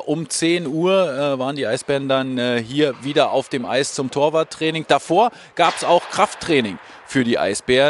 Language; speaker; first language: German; native; German